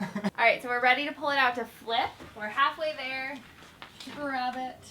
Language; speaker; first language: English; native; English